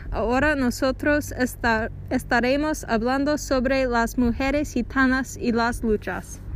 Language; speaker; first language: Spanish; non-native, learner; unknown